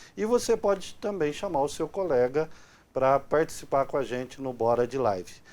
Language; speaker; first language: Portuguese; native; Portuguese